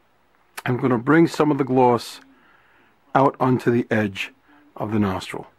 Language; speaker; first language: English; native; English